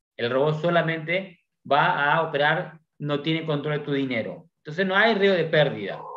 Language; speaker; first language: Spanish; native; Spanish